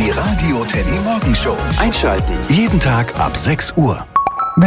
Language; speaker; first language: German; native; German